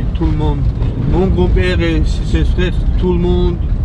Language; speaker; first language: French; non-native, learner; Georgian